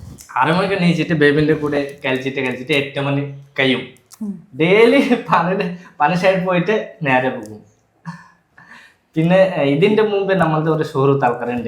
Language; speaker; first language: Malayalam; non-native, learner; Hindi